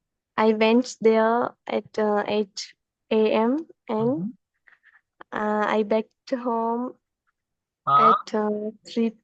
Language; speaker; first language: English; non-native, learner; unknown